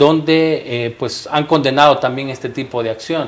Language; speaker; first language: Spanish; native; Spanish